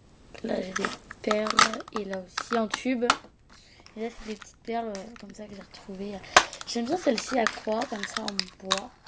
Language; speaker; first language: French; native; French